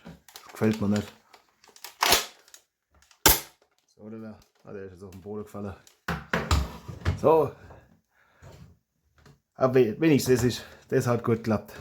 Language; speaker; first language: German; native; German